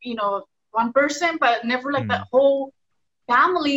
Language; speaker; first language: English; early bilingual, other home language; Spanish